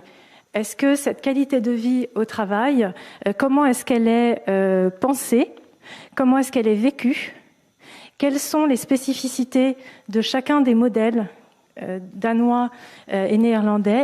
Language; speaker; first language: French; native; French